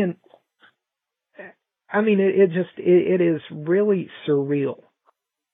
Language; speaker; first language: English; native; English